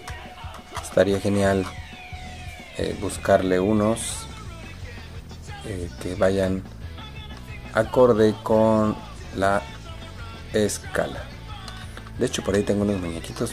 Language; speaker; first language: Spanish; native; Spanish